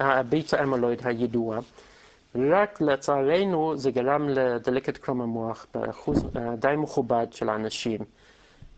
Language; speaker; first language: Hebrew; non-native, fluent; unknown